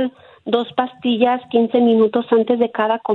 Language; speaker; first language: Spanish; native; Spanish